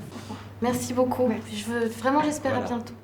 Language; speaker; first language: French; native; French